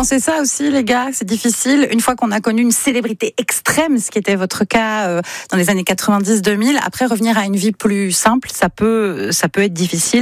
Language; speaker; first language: French; native; French